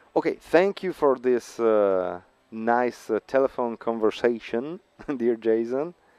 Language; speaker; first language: English; non-native, fluent; Italian